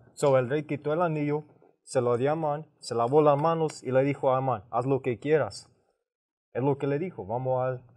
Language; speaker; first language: Spanish; early bilingual, heritage; Spanish